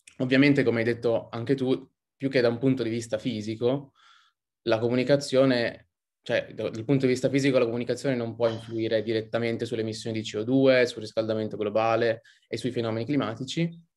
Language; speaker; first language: Italian; native; Italian